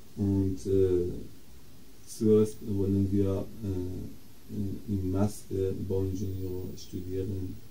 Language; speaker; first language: German; non-native, fluent; Persian